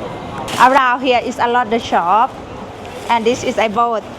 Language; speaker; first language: English; non-native, learner; Thai